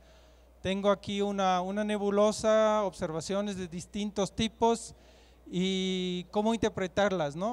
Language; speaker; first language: Spanish; non-native, fluent; German